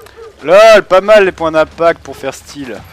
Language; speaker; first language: French; native; French